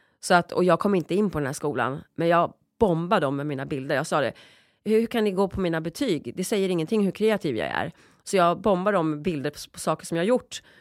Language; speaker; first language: Swedish; early bilingual, other home language; Polish